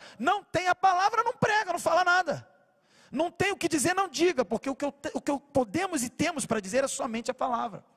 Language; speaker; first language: Portuguese; native; Portuguese